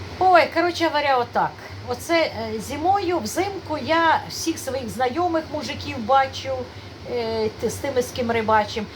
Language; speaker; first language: Ukrainian; native; Ukrainian